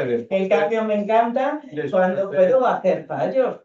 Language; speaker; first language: Spanish; native; Spanish